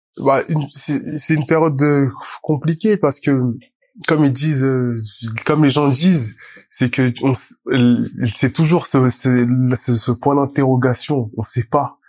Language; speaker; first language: French; native; French